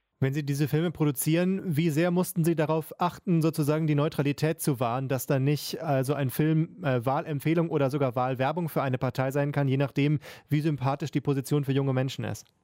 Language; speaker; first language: German; native; German